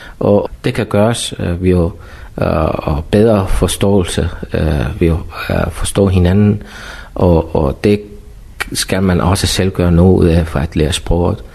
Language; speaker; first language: Danish; non-native, fluent; Persian